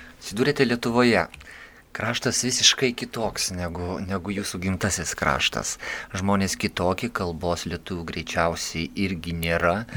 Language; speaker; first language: Lithuanian; native; Lithuanian